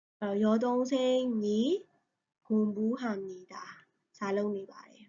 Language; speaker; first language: Korean; non-native, fluent; Burmese